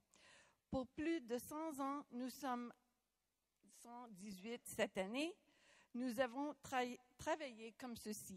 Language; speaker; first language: French; non-native, local second language; English